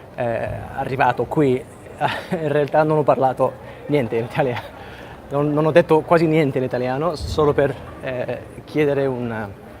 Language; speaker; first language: Italian; non-native, learner; English